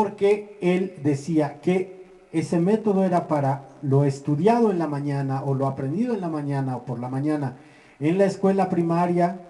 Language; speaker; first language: Spanish; native; Spanish